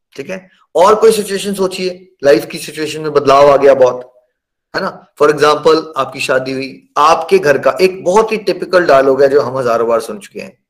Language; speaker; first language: Hindi; native; Hindi